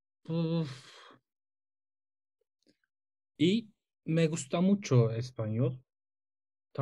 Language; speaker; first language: Spanish; non-native, learner; Turkish